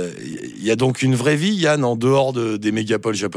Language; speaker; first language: French; native; French